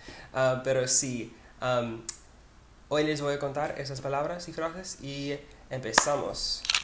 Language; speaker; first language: Spanish; non-native, learner; English